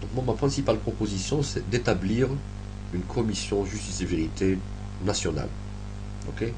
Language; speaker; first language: French; non-native, local second language; Arabic